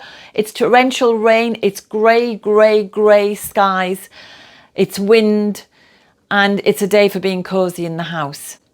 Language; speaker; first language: English; native; English